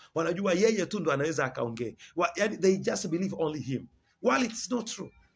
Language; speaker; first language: English; non-native, fluent; Swahili